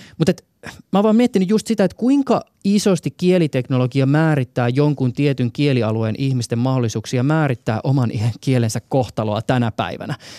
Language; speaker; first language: Finnish; native; Finnish